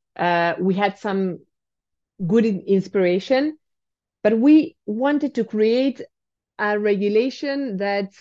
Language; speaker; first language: English; non-native, fluent; Spanish